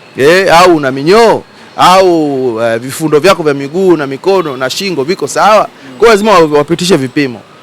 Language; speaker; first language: Swahili; native; Swahili